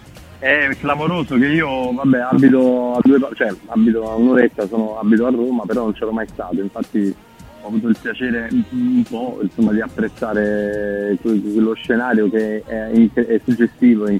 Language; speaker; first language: Italian; native; Italian